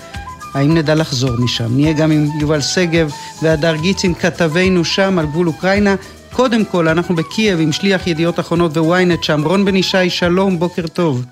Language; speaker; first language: Hebrew; native; Hebrew